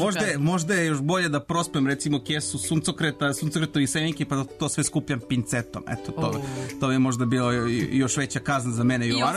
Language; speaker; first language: Serbian; native; Serbian